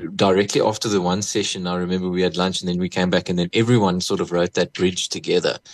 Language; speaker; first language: English; native; English